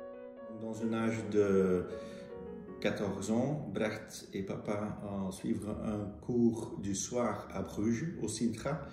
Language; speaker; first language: French; non-native, local second language; Dutch